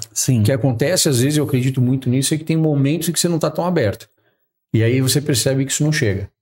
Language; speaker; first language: Portuguese; native; Portuguese